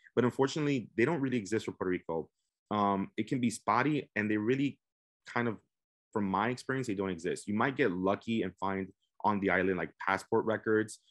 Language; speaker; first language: English; native; English